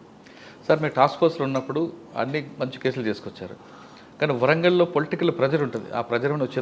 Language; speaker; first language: Telugu; native; Telugu